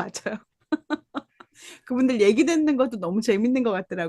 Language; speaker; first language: Korean; native; Korean